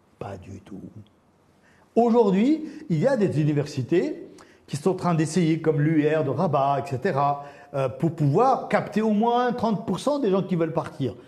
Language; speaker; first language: French; early bilingual, other home language; Arabic